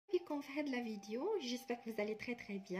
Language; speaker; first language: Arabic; native; Arabic